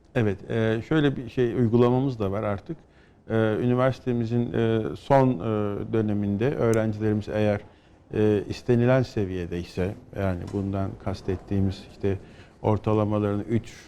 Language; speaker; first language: Turkish; native; Turkish